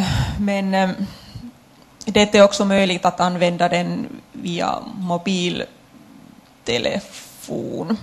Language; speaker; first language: Swedish; non-native, local second language; Finnish